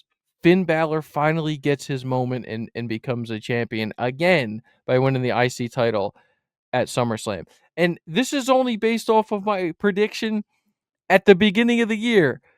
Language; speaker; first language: English; native; English